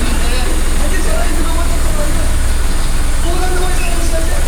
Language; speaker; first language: Filipino; native; Filipino